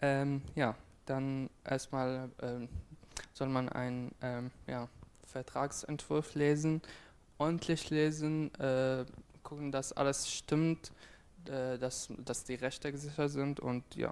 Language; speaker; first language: German; non-native, fluent; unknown